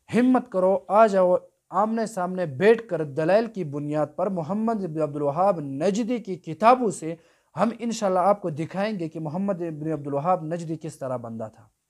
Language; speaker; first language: Urdu; non-native, local second language; Pashto